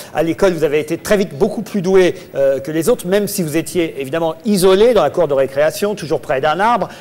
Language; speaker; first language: French; native; French